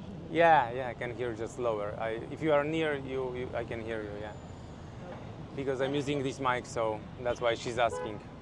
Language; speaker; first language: English; non-native, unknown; Polish